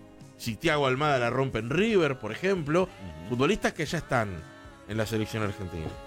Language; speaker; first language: Spanish; native; Spanish